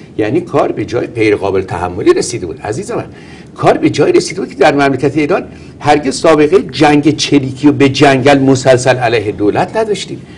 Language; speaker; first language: Persian; native; Persian